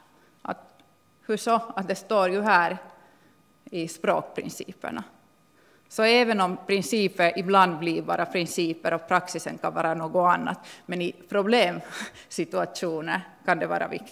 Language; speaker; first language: Swedish; non-native, local second language; Finnish